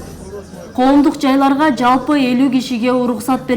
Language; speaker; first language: Kyrgyz; native; Kyrgyz